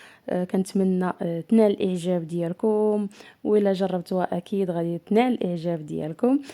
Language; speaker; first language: Arabic; native; Arabic